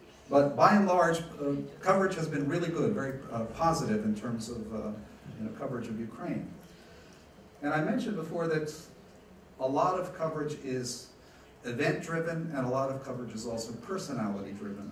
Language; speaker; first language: English; early bilingual, other home language; Ukrainian